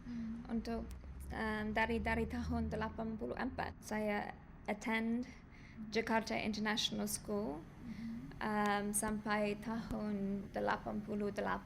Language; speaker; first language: Indonesian; non-native, learner; English